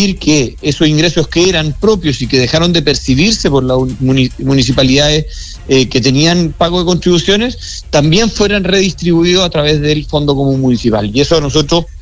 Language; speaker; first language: Spanish; native; Spanish